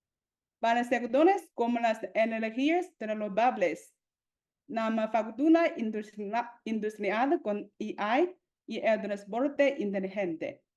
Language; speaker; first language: Spanish; non-native, fluent; Chinese